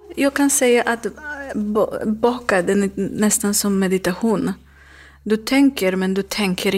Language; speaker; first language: Swedish; non-native, learner; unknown